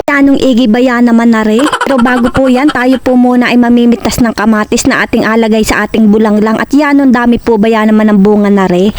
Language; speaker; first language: Filipino; native; Filipino